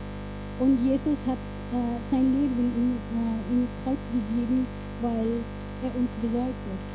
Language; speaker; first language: German; non-native, fluent; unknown